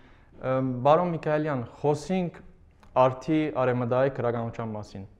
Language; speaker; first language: Armenian; early bilingual, heritage; Armenian